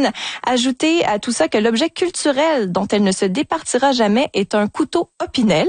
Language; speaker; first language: French; native; French